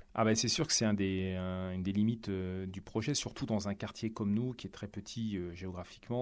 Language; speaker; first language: French; native; French